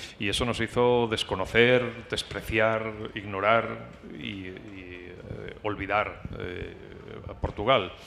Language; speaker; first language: Spanish; native; Spanish